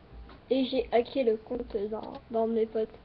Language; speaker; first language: French; native; French